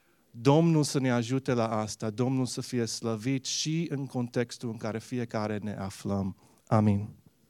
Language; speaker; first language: Romanian; early bilingual, heritage; Romanian